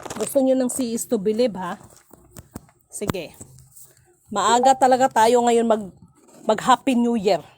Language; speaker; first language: Filipino; non-native, local second language; Cebuano